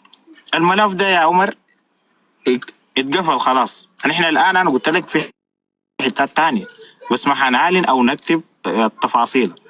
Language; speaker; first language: Arabic; native; Arabic